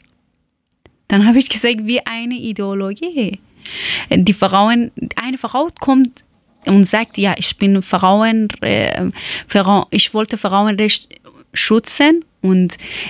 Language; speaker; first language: German; non-native, learner; Persian